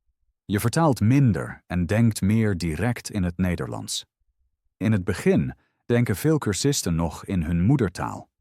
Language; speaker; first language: Dutch; non-native, fluent; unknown